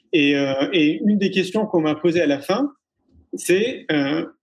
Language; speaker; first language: French; native; French